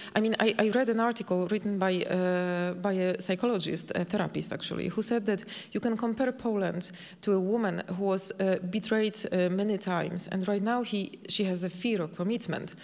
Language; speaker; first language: English; non-native, fluent; Polish